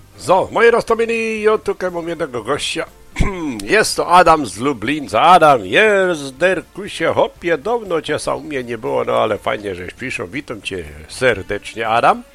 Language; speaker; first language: Polish; native; Polish